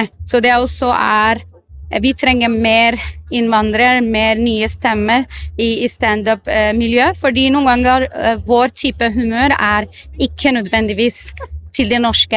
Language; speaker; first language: Norwegian; non-native, fluent; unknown